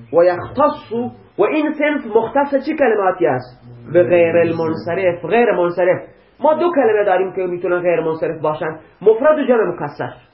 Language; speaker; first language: Persian; non-native, local second language; Baluchi